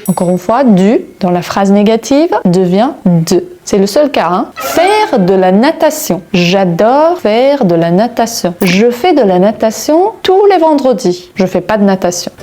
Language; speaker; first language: French; non-native, fluent; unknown